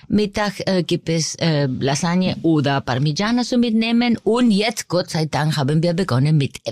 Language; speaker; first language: German; non-native, fluent; Spanish